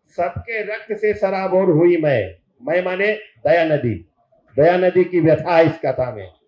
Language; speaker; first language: Hindi; native; Hindi